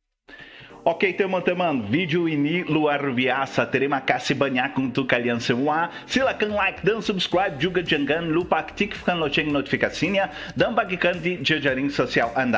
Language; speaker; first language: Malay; non-native, learner; Portuguese